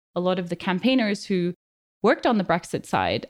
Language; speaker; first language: English; non-native, local second language; German